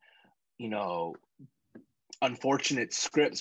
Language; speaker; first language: English; native; English